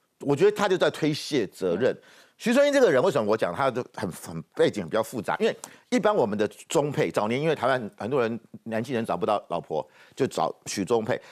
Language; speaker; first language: Chinese; native; Chinese